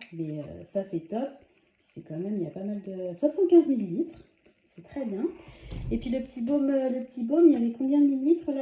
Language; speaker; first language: French; native; French